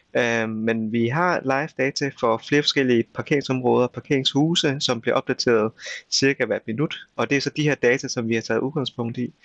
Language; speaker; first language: Danish; early bilingual, other home language; Vietnamese